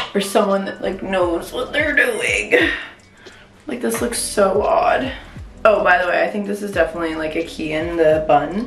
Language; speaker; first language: English; native; English